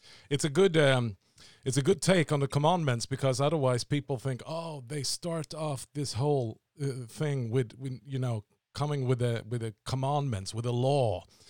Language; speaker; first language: English; non-native, fluent; Swedish